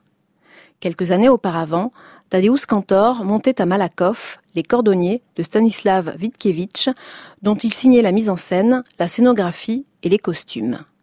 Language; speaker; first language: French; native; French